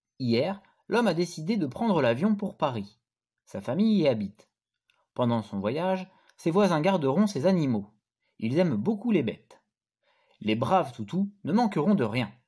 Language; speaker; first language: French; native; French